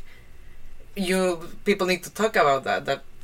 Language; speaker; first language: English; non-native, fluent; Spanish